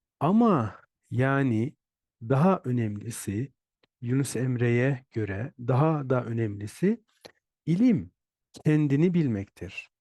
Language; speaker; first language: Turkish; native; Turkish